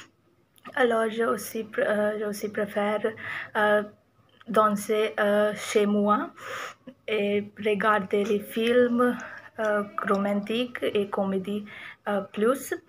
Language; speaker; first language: French; non-native, learner; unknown